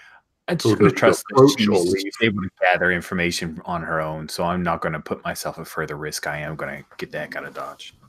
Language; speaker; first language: English; native; English